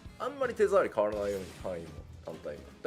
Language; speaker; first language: Japanese; native; Japanese